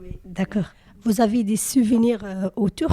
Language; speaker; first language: French; non-native, learner; Arabic